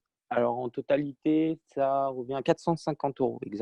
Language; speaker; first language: French; native; French